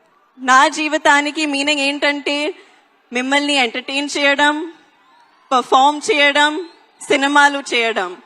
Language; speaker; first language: Telugu; non-native, fluent; Hindi